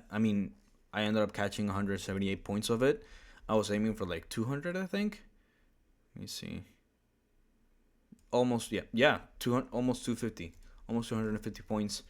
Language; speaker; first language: English; early bilingual, other home language; Spanish